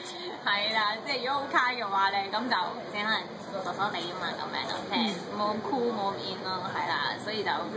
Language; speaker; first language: Chinese; non-native, local second language; English